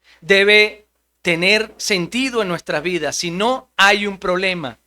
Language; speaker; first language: Spanish; native; Spanish